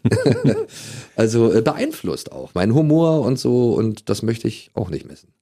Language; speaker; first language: German; native; German